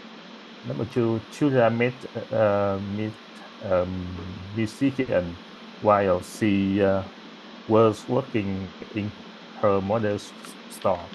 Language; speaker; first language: English; non-native, learner; Vietnamese